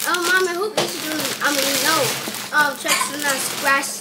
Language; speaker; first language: English; native; English